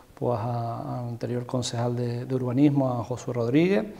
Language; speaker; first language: Spanish; native; Spanish